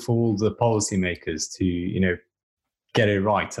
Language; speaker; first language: English; native; English